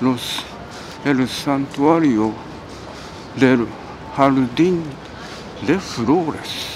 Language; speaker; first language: Spanish; non-native, learner; Japanese